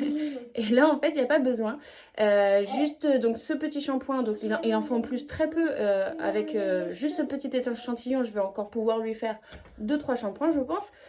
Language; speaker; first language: French; native; French